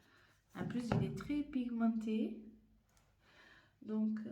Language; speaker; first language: French; non-native, fluent; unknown